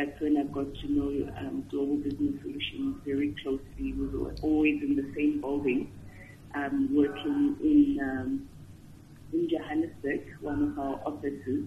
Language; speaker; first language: English; non-native, local second language; Xhosa